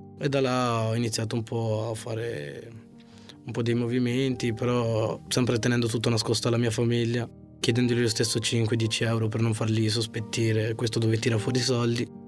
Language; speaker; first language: Italian; early bilingual, other home language; Arabic